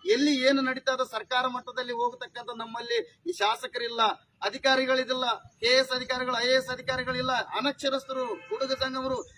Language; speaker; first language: Kannada; non-native, local second language; Telugu